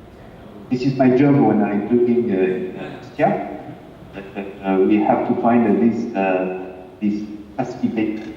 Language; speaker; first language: English; non-native, fluent; French